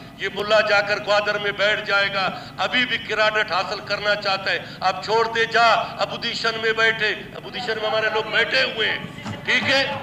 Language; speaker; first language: Urdu; non-native, local second language; Baluchi